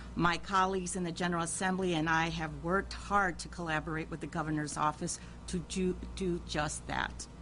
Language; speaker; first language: English; early bilingual, other home language; Spanish